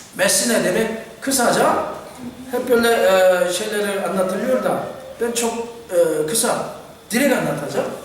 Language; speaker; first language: Turkish; non-native, fluent; Korean